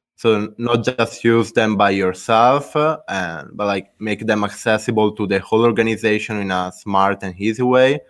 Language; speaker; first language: English; non-native, fluent; Italian